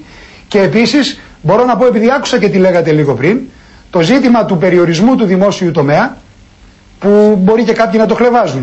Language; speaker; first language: Greek; native; Greek